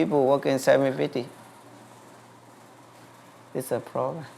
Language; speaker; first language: English; non-native, learner; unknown